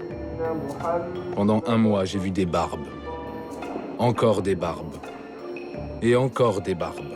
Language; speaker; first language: French; native; French